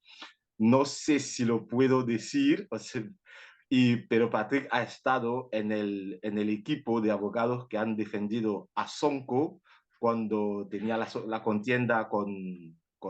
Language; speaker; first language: Spanish; non-native, fluent; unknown